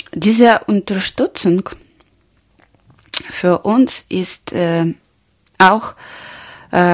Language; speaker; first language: German; non-native, learner; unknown